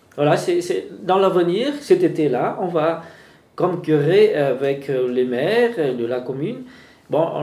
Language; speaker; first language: French; non-native, fluent; Vietnamese